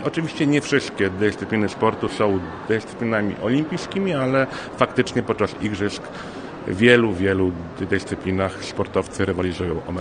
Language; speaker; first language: Polish; native; Polish